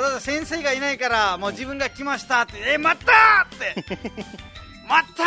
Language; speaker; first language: Japanese; non-native, fluent; Nepali